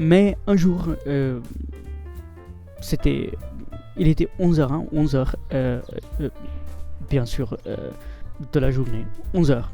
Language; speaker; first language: French; non-native, fluent; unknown